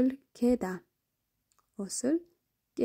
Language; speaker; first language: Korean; non-native, fluent; Kyrgyz